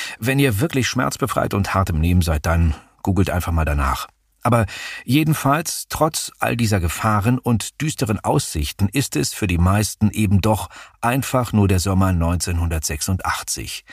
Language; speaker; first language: German; native; German